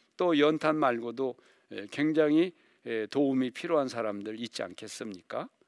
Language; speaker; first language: Korean; native; Korean